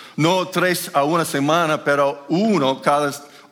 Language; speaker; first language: Spanish; non-native, fluent; English